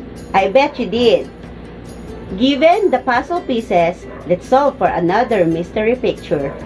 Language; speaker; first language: English; non-native, local second language; Filipino